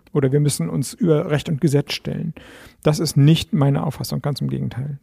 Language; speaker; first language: German; native; German